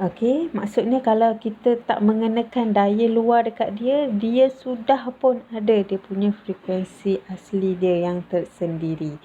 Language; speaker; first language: Malay; native; Malay